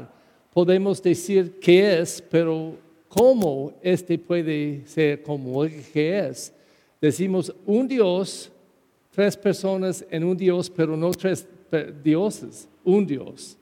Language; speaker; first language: Spanish; non-native, fluent; English